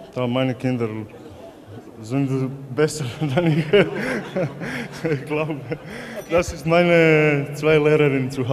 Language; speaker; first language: German; non-native, learner; Croatian